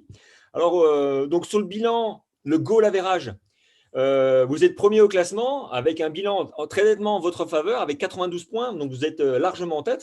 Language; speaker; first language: French; native; French